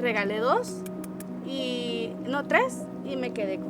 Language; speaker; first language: Spanish; native; Spanish